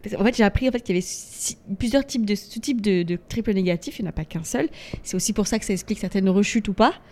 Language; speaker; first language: French; native; French